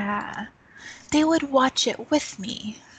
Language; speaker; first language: English; native; English